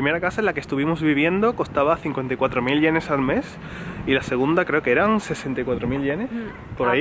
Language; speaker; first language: Spanish; native; Spanish